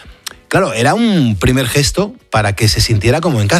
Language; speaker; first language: Spanish; native; Spanish